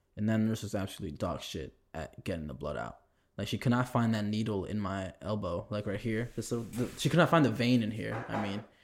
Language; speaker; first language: English; native; English